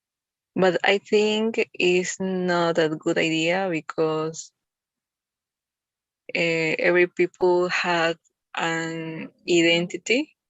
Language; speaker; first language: English; non-native, learner; Spanish